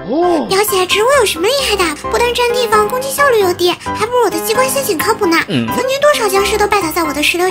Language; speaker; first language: Chinese; native; Chinese